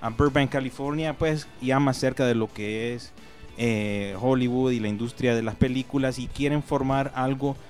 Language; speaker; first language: Spanish; native; Spanish